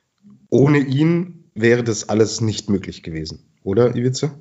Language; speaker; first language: German; native; German